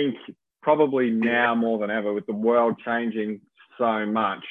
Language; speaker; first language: English; native; English